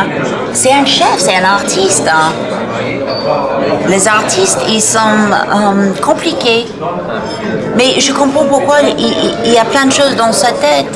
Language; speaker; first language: French; non-native, learner; English